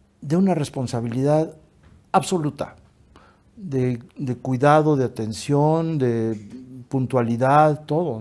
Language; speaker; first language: Spanish; native; Spanish